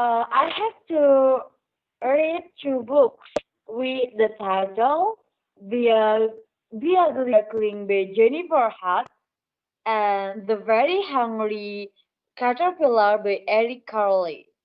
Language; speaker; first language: English; non-native, learner; Indonesian